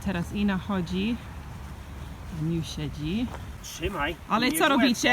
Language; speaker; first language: Polish; non-native, learner; English